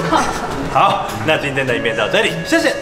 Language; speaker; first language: Chinese; non-native, learner; Japanese